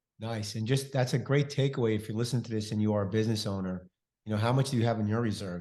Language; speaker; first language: English; native; English